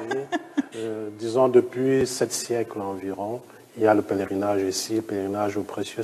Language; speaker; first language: French; native; French